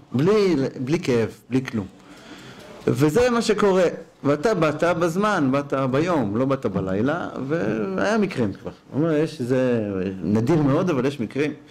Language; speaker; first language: Hebrew; native; Hebrew